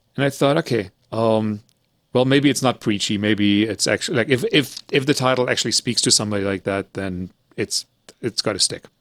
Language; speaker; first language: English; early bilingual, other home language; German